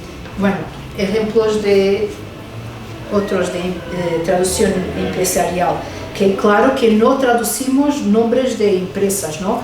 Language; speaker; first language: Spanish; non-native, fluent; Portuguese